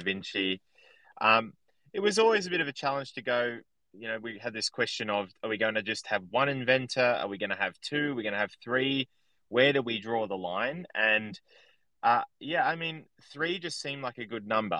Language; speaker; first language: English; native; English